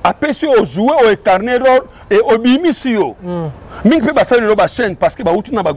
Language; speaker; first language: French; non-native, local second language; Lingala